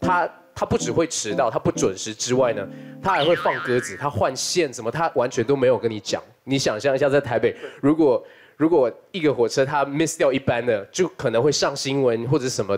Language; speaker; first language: Chinese; native; Chinese